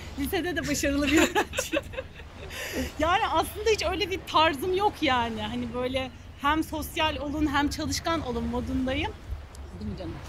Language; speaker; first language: Turkish; native; Turkish